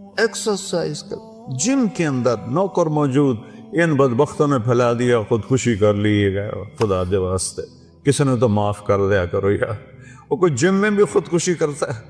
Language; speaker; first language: Urdu; non-native, local second language; Saraiki